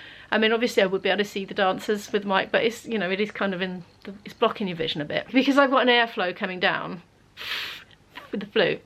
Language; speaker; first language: English; native; English